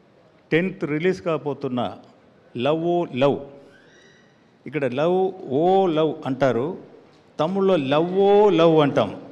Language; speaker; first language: Telugu; non-native, learner; Tamil